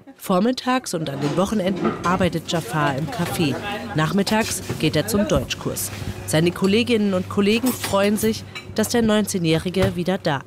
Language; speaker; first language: German; native; German